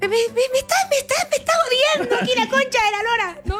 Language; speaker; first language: Spanish; native; Spanish